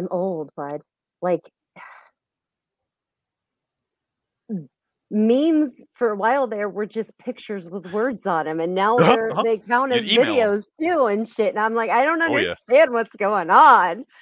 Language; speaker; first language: English; native; English